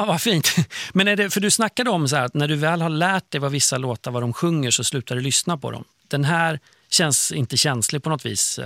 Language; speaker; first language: Swedish; native; Swedish